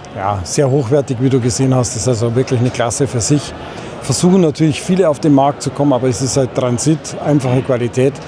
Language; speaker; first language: German; native; German